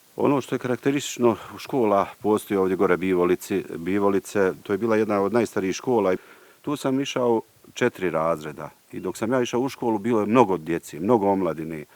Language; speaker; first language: Bosnian; native; Bosnian